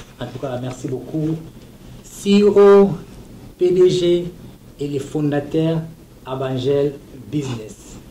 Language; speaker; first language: French; non-native, local second language; Lingala